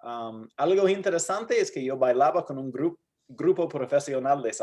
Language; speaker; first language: Spanish; non-native, fluent; English